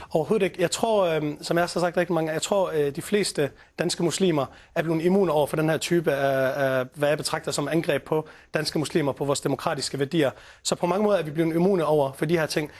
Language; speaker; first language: Danish; early bilingual, other home language; Arabic